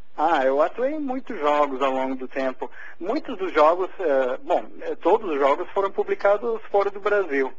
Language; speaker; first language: Portuguese; non-native, fluent; English